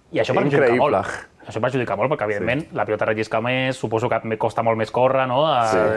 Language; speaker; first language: Catalan; native; Catalan